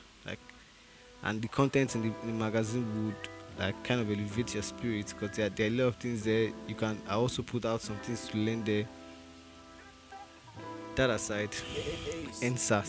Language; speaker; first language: English; non-native, local second language; Yoruba